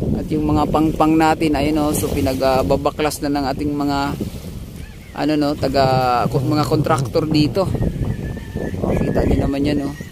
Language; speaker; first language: Filipino; non-native, local second language; Cebuano